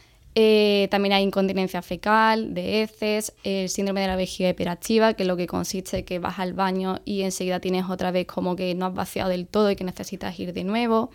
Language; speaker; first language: Spanish; native; Spanish